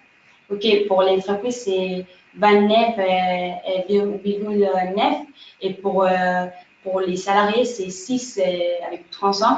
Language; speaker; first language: French; non-native, fluent; Spanish